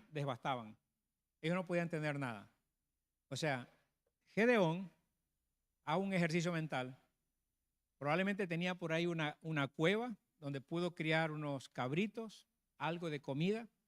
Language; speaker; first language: Spanish; native; Spanish